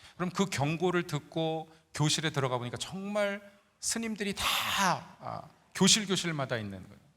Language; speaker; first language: Korean; native; Korean